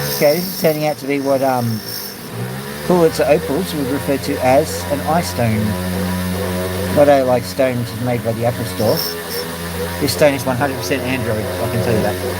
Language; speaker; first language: English; native; English